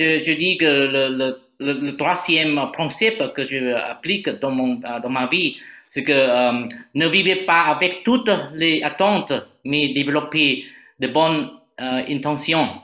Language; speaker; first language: French; non-native, learner; Vietnamese